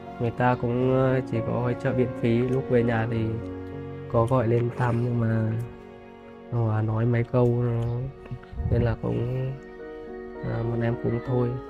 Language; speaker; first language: Vietnamese; non-native, local second language; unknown